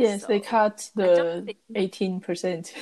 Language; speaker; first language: English; non-native, learner; Chinese